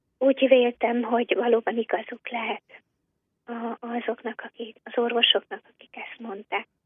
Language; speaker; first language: Hungarian; native; Hungarian